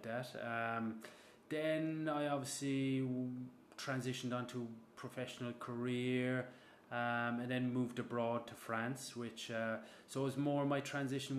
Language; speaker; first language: English; native; English